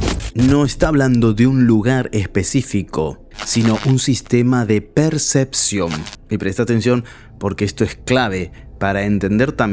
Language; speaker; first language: Spanish; native; Spanish